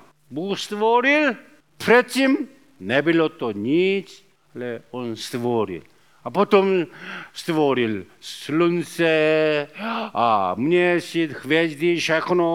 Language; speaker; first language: Czech; non-native, learner; Korean